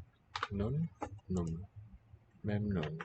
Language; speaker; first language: Turkish; non-native, learner; English